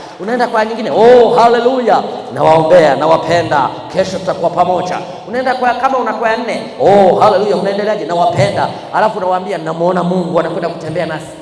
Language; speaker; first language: Swahili; native; Swahili